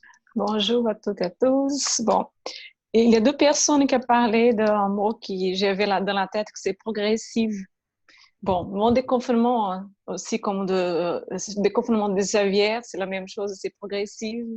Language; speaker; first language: French; non-native, fluent; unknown